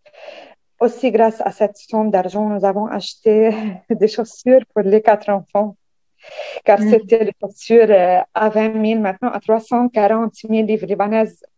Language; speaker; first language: French; non-native, local second language; Arabic